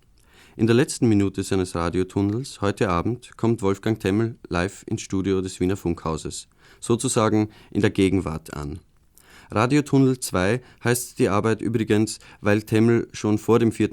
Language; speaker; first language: German; native; German